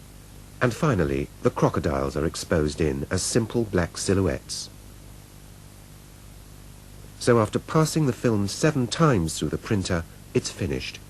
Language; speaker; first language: English; native; English